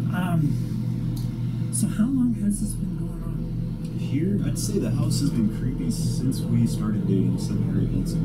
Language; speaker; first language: English; native; English